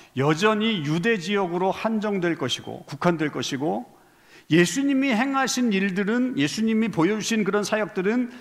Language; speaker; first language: Korean; native; Korean